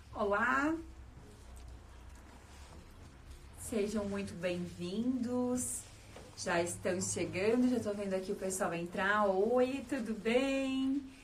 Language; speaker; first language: Portuguese; native; Portuguese